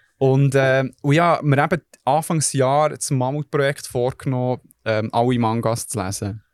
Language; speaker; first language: German; early bilingual, other home language; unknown